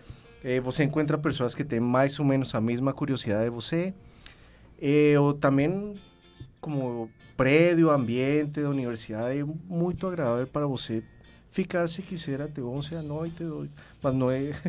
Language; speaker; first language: Portuguese; non-native, fluent; Spanish